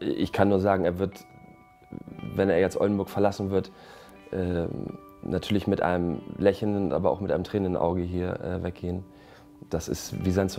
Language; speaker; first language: German; native; German